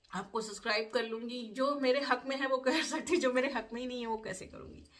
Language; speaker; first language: Hindi; native; Hindi